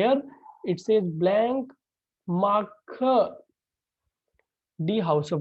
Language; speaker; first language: German; non-native, fluent; Hindi